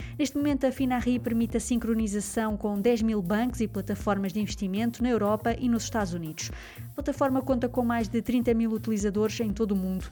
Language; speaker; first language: Portuguese; native; Portuguese